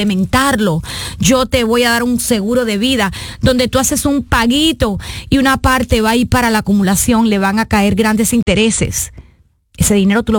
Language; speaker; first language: Spanish; native; Spanish